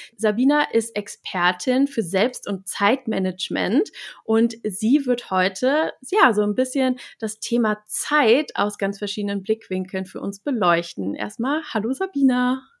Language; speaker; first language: German; native; German